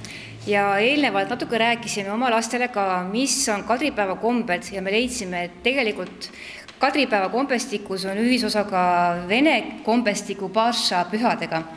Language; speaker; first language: Estonian; non-native, local second language; Russian